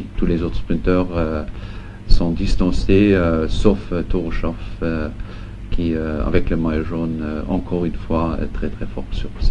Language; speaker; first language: French; non-native, local second language; Luxembourgish